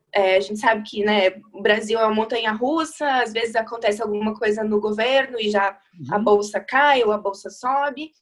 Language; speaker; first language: Portuguese; native; Portuguese